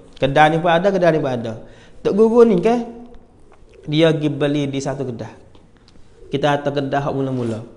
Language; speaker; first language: Malay; native; Malay